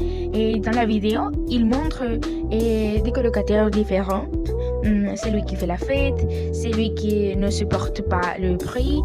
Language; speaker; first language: French; non-native, learner; Spanish